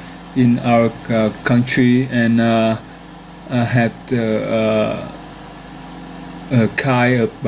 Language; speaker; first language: English; non-native, learner; Vietnamese